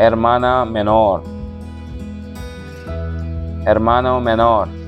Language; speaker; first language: Spanish; non-native, fluent; Wolof